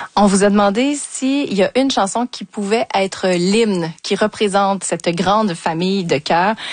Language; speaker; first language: French; native; French